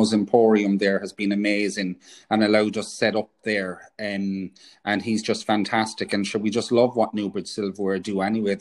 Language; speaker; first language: English; native; English